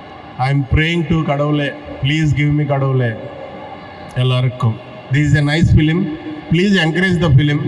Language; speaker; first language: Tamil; non-native, learner; Telugu